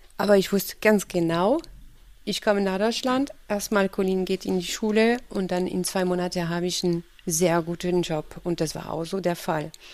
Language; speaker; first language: German; non-native, fluent; French